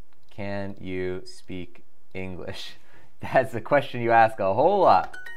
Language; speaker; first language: English; native; English